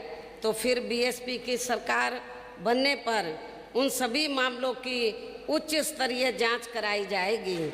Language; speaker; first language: Hindi; native; Hindi